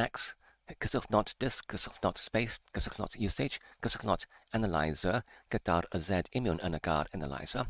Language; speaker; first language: Welsh; non-native, learner; English